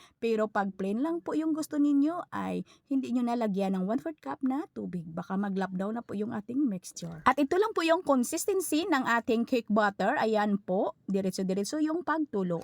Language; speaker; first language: Filipino; non-native, local second language; Cebuano